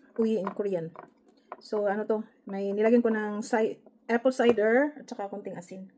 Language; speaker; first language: Filipino; native; Filipino